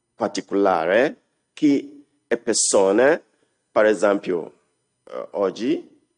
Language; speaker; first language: Italian; non-native, learner; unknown